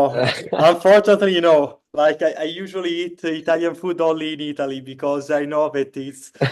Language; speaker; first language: English; non-native, fluent; Italian